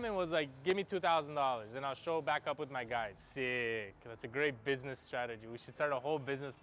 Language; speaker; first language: English; native; English